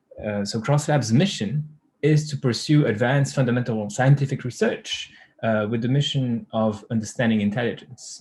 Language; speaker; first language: English; non-native, fluent; French